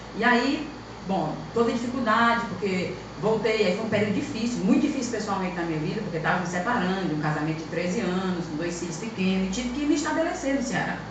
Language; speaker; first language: Portuguese; native; Portuguese